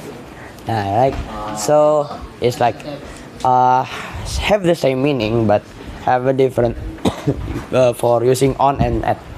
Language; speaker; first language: English; non-native, learner; Indonesian